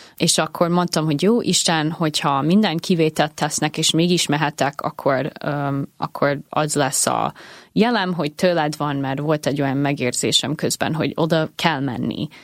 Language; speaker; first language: Hungarian; non-native, fluent; English